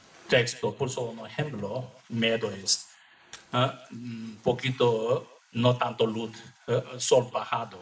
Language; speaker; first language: Spanish; non-native, learner; Tibetan